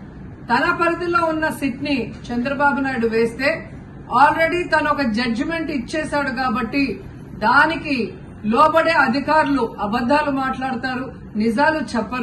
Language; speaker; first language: Telugu; native; Telugu